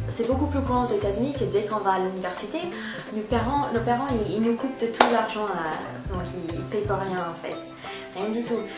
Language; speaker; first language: French; non-native, fluent; English